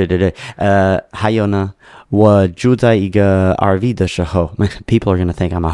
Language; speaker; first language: Chinese; non-native, learner; English